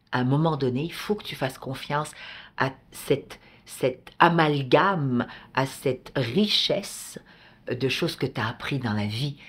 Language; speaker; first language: French; native; French